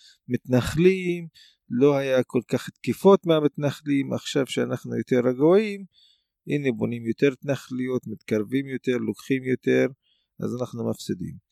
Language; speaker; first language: Hebrew; non-native, local second language; Arabic